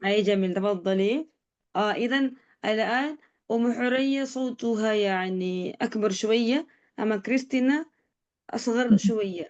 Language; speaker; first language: Arabic; non-native, fluent; Indonesian